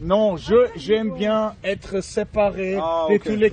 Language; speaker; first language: French; non-native, fluent; German